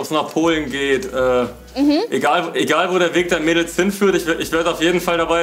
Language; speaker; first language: German; native; German